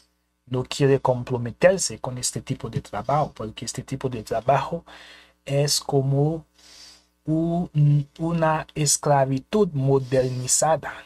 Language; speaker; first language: Spanish; non-native, fluent; Haitian Creole